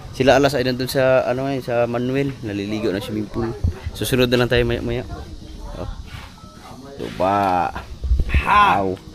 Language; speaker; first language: Filipino; non-native, local second language; Cebuano